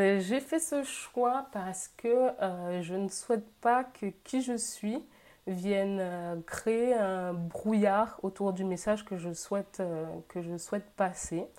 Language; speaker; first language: French; native; French